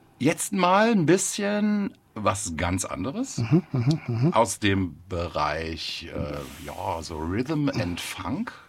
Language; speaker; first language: German; native; German